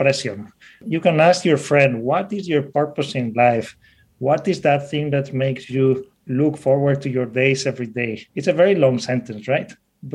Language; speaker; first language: English; non-native, fluent; Spanish